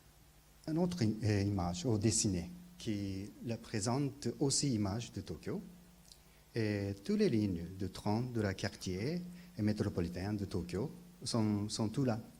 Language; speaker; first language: French; non-native, learner; Japanese